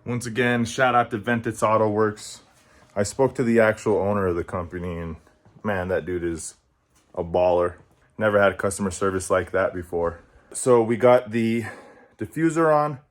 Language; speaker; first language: English; native; English